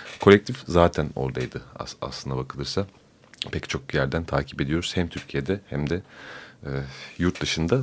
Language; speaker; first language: Turkish; native; Turkish